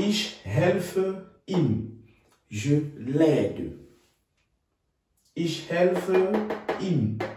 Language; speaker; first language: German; non-native, fluent; French